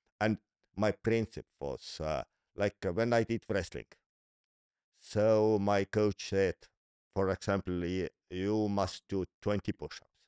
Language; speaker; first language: English; non-native, learner; Estonian